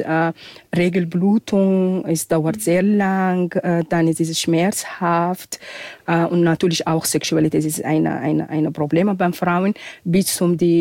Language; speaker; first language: German; non-native, fluent; Arabic